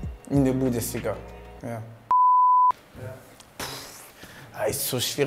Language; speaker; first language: German; non-native, learner; French